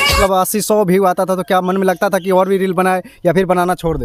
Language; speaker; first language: Hindi; native; Hindi